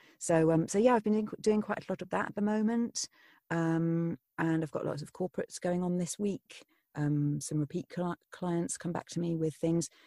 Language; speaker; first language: English; native; English